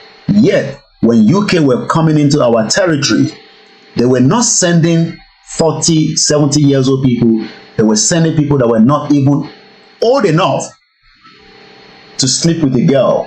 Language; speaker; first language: English; non-native, local second language; Yoruba